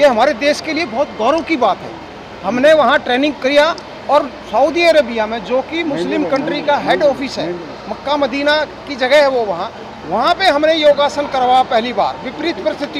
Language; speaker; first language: Hindi; native; Hindi